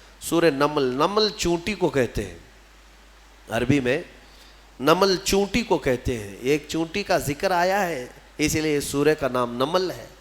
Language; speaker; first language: Urdu; native; Urdu